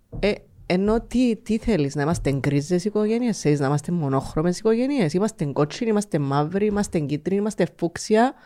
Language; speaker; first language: Greek; native; Greek